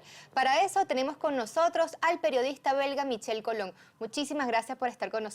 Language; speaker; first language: Spanish; native; Spanish